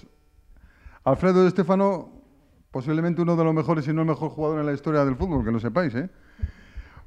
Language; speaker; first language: Spanish; native; Spanish